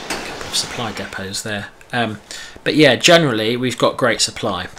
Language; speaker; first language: English; native; English